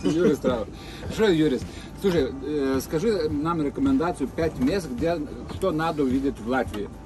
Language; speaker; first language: Russian; non-native, fluent; Lithuanian